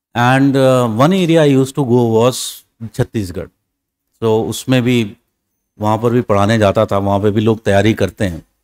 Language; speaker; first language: Hindi; native; Hindi